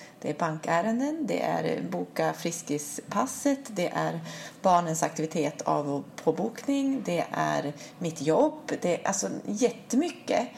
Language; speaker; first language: Swedish; native; Swedish